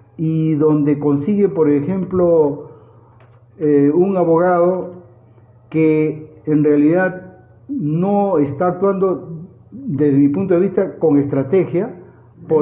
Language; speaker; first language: Spanish; native; Spanish